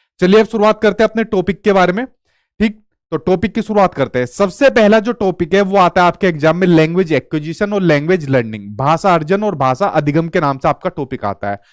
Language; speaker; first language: Hindi; native; Hindi